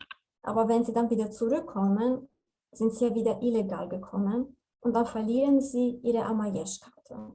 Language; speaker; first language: German; non-native, fluent; Slovenian